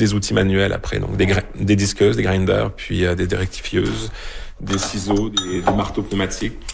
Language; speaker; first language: French; native; French